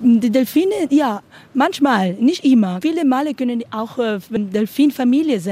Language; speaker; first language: German; non-native, learner; Spanish